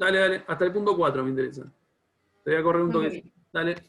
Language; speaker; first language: Spanish; native; Spanish